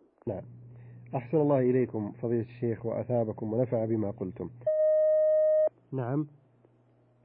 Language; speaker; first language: Arabic; native; Arabic